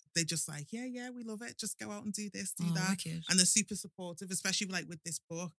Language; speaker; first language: English; native; English